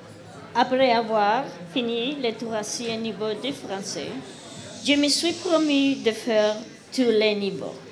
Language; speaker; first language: French; non-native, learner; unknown